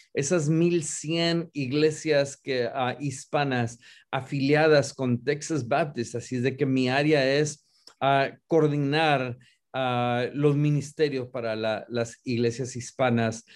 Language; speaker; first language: Spanish; native; Spanish